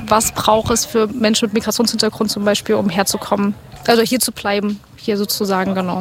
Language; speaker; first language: German; native; German